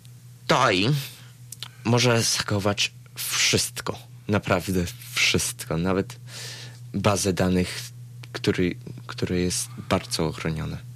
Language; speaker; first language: Polish; early bilingual, heritage; Polish